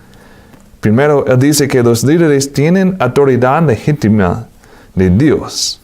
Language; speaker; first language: Spanish; non-native, fluent; English